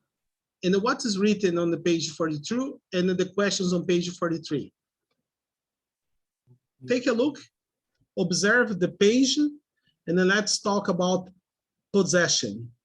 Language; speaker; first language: English; non-native, fluent; Portuguese